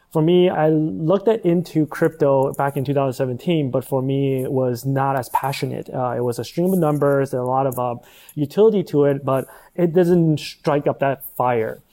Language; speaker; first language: English; non-native, fluent; Chinese